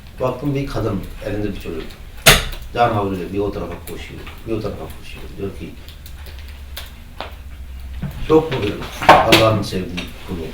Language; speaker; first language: Turkish; non-native, fluent; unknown